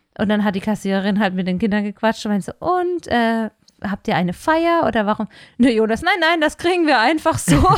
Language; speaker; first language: German; native; German